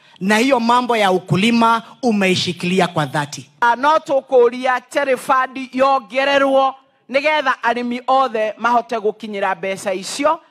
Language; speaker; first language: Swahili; non-native, local second language; Kikuyu